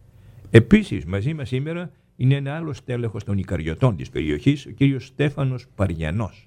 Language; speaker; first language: Greek; native; Greek